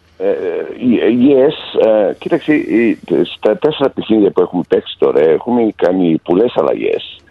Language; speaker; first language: Greek; early bilingual, heritage; Greek